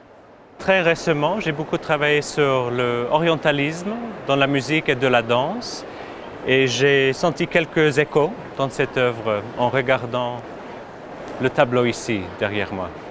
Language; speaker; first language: French; non-native, fluent; English